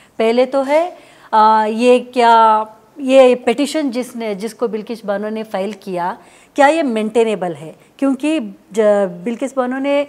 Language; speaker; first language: Hindi; non-native, local second language; Kannada